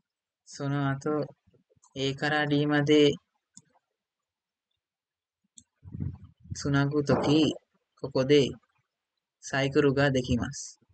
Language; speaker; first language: Japanese; non-native, learner; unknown